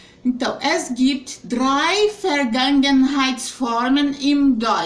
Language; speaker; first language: German; non-native, fluent; Portuguese